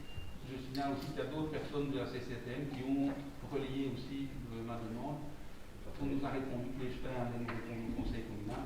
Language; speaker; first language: French; native; French